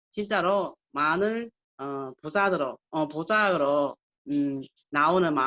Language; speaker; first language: Korean; non-native, learner; Chinese